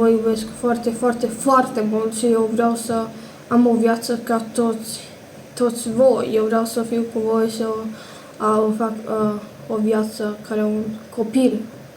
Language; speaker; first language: Romanian; early bilingual, heritage; Romanian